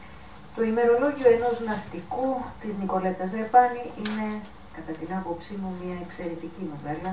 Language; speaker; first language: Greek; native; Greek